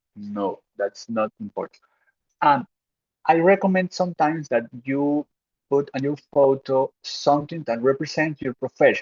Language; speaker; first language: English; non-native, fluent; Spanish